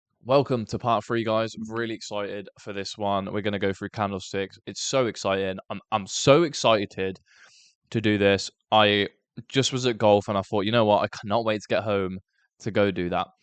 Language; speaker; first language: English; native; English